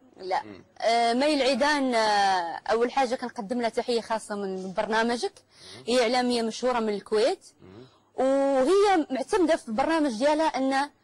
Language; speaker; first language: Arabic; native; Arabic